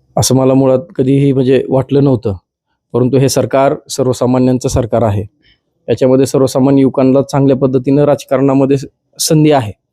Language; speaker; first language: Marathi; native; Marathi